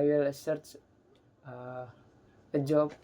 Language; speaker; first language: English; non-native, learner; Indonesian